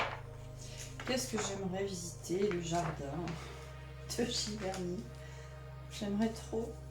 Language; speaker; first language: French; native; French